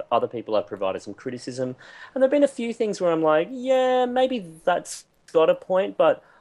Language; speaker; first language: English; native; English